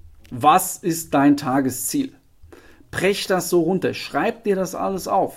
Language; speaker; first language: German; native; German